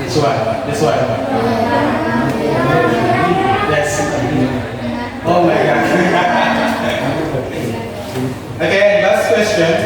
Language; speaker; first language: English; non-native, fluent; Indonesian